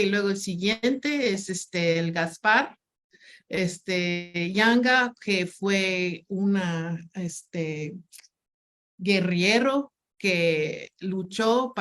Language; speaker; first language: Spanish; non-native, fluent; English